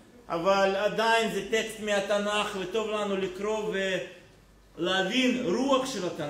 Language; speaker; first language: Hebrew; non-native, fluent; Russian